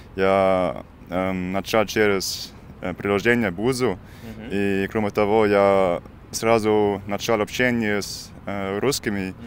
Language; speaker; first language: Russian; non-native, learner; German